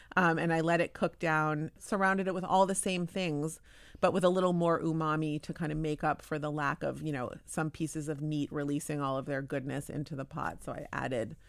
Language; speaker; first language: English; native; English